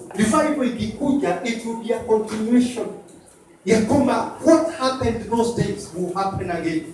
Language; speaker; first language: English; non-native, local second language; Swahili